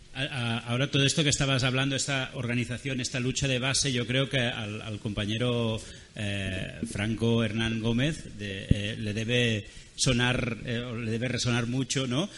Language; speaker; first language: Spanish; non-native, local second language; Catalan